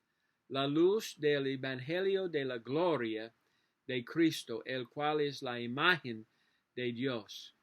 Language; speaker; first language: Spanish; non-native, learner; English